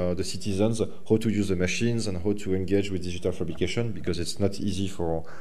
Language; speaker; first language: English; non-native, fluent; French